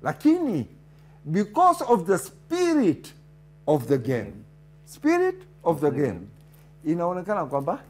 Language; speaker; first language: English; non-native, local second language; Swahili